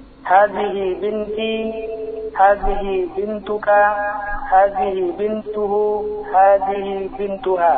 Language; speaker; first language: Arabic; non-native, learner; Indonesian